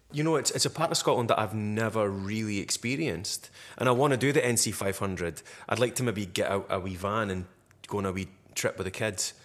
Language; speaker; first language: English; native; English